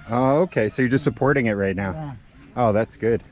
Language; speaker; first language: English; native; English